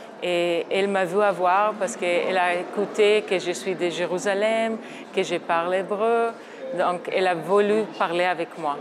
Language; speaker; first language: French; non-native, fluent; Hebrew